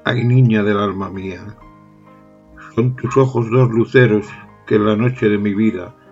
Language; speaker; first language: Spanish; non-native, local second language; Catalan